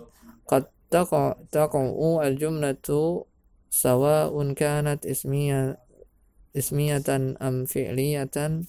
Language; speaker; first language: Arabic; non-native, fluent; Indonesian